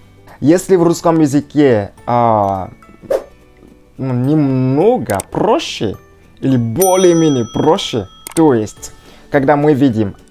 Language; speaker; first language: Russian; non-native, fluent; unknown